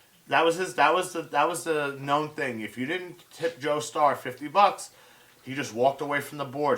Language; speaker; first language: English; native; English